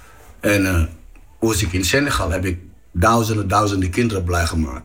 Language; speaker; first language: Dutch; non-native, fluent; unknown